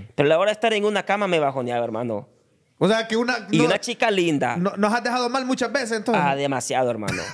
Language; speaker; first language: Spanish; native; Spanish